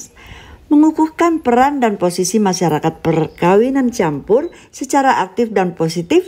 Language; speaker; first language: Indonesian; native; Indonesian